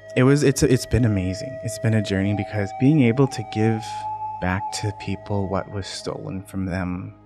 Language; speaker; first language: English; native; English